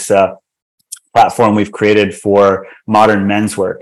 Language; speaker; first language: English; native; English